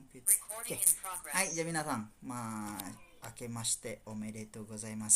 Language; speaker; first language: Japanese; non-native, fluent; Malay